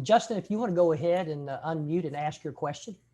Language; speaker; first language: English; native; English